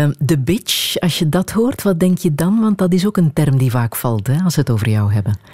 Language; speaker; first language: Dutch; native; Dutch